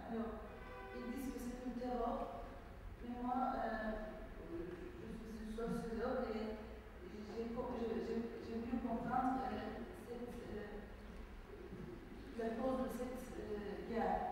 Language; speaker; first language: French; non-native, fluent; Turkish